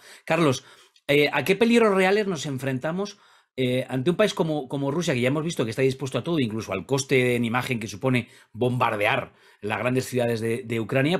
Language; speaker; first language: Spanish; native; Spanish